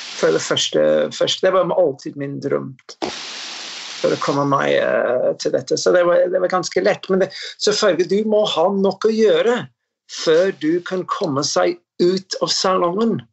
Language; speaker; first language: Norwegian; non-native, fluent; English